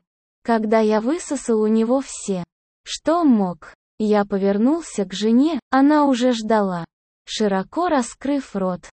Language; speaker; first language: Russian; native; Russian